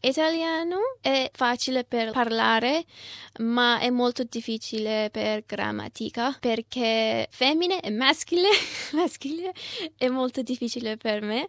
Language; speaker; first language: Italian; non-native, learner; Persian